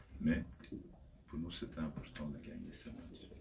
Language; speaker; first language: French; non-native, fluent; Dutch